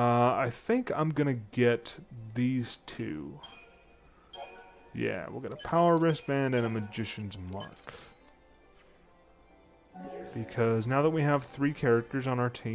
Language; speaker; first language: English; native; English